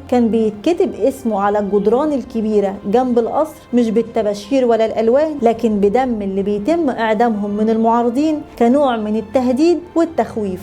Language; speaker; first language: Arabic; native; Arabic